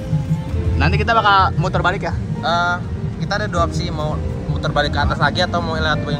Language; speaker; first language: Indonesian; native; Indonesian